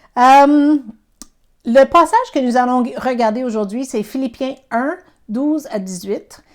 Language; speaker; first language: French; non-native, fluent; English